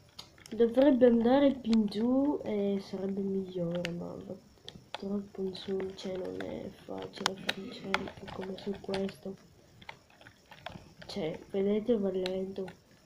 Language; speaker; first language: Italian; native; Italian